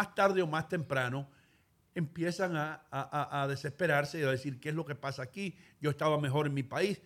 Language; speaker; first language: Spanish; native; Spanish